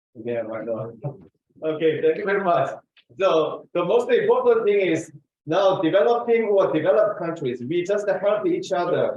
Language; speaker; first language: English; non-native, fluent; Korean